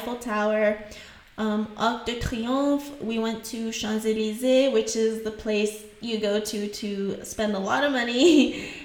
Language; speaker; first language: English; non-native, fluent; French